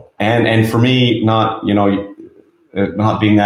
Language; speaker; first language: English; native; English